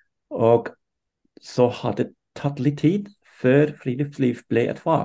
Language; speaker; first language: Norwegian; non-native, fluent; German